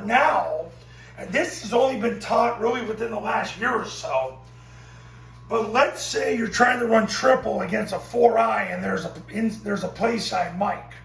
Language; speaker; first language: English; native; English